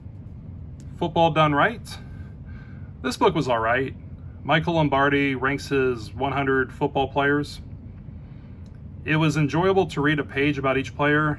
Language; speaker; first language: English; native; English